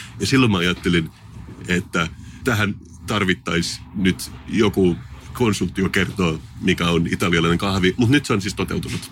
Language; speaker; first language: Finnish; native; Finnish